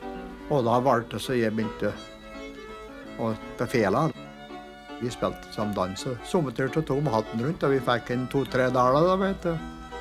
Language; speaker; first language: Norwegian; early bilingual, heritage; English